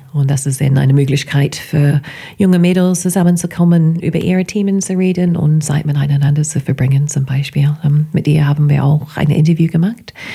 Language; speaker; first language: German; non-native, fluent; English